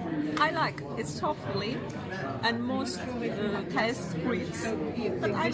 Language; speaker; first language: English; non-native, learner; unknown